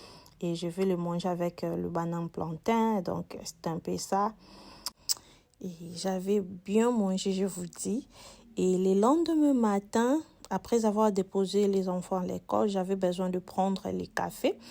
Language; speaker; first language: French; non-native, local second language; Lingala